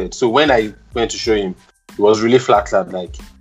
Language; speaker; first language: English; non-native, local second language; Yoruba